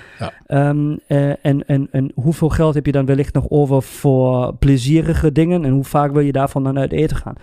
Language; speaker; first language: Dutch; non-native, fluent; German